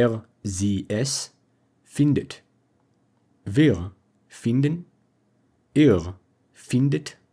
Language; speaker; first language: German; non-native, fluent; English